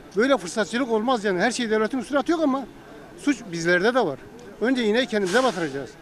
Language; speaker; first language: Turkish; native; Turkish